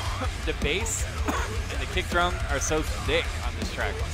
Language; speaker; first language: English; native; English